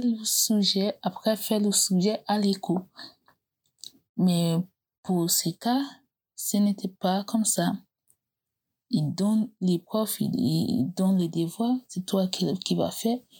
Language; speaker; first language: French; non-native, learner; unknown